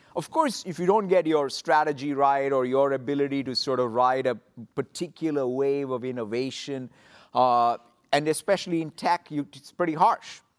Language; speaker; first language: English; non-native, local second language; Telugu